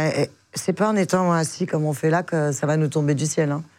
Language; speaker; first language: French; native; French